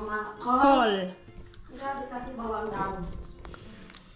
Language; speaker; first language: Indonesian; native; Indonesian